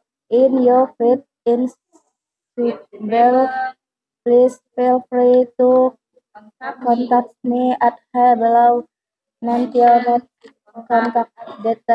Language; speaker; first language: English; non-native, learner; Indonesian